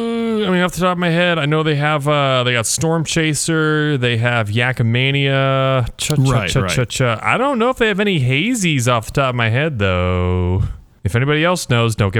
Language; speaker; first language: English; native; English